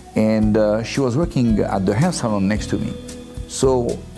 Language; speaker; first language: English; non-native, fluent; French